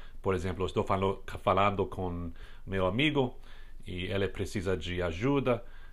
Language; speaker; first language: Portuguese; non-native, fluent; English